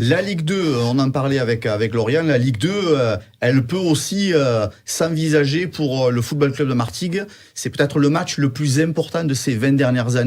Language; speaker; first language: French; native; French